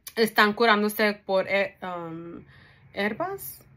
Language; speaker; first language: Spanish; early bilingual, heritage; Spanish